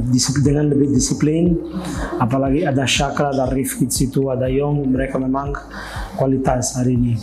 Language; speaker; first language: Indonesian; non-native, fluent; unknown